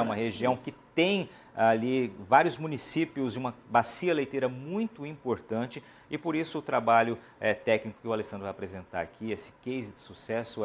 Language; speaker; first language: Portuguese; native; Portuguese